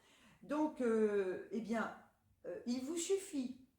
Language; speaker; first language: French; native; French